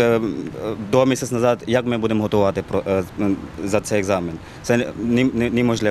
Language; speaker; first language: Ukrainian; non-native, learner; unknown